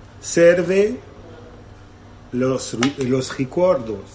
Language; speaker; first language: Spanish; non-native, learner; Italian